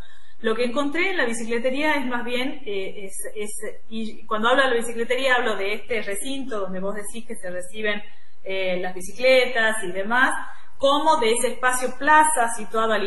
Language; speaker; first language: Spanish; native; Spanish